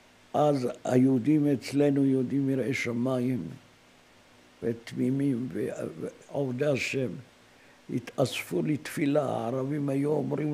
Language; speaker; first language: Hebrew; non-native, fluent; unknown